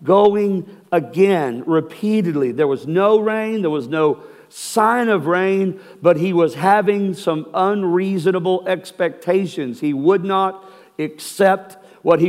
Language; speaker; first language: English; native; English